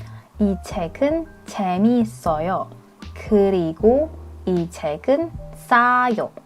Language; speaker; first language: Korean; non-native, fluent; Indonesian